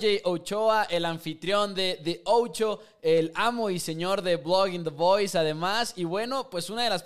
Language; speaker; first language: Spanish; native; Spanish